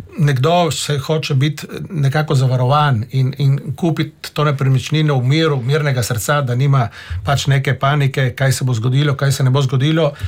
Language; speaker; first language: Slovenian; native; Slovenian